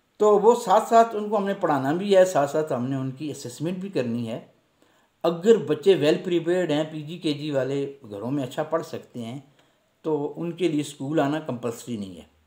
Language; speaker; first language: Urdu; non-native, local second language; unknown